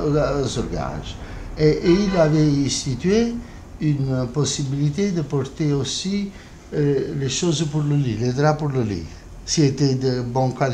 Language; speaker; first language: French; non-native, fluent; Italian